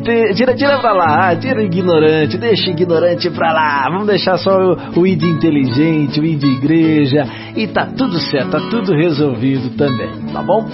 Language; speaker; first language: Portuguese; native; Portuguese